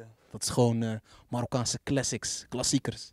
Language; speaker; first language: Dutch; early bilingual, other home language; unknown